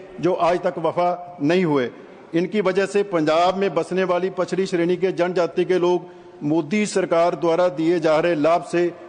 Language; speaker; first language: Hindi; non-native, local second language; Punjabi